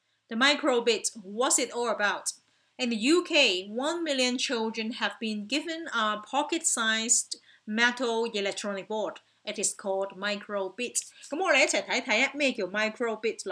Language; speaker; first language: English; non-native, local second language; Cantonese